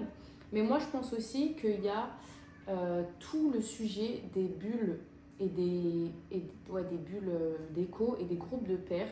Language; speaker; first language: French; native; French